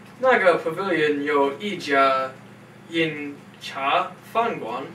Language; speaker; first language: Chinese; non-native, learner; English